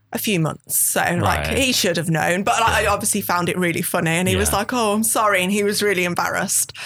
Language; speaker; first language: English; native; English